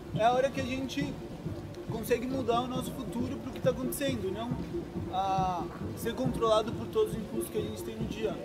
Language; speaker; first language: Portuguese; early bilingual, other home language; Spanish